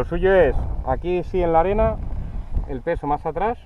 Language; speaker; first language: Spanish; native; Spanish